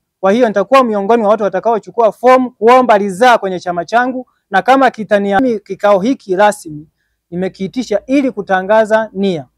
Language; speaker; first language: Swahili; native; Swahili